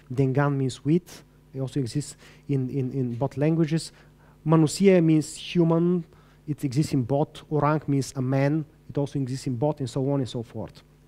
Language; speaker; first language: English; non-native, fluent; Bulgarian